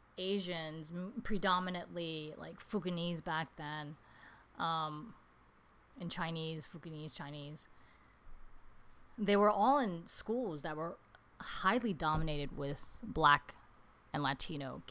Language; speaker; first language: English; native; English